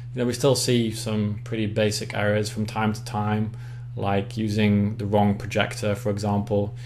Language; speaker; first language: English; native; English